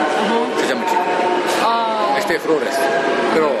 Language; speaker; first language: Spanish; non-native, learner; Japanese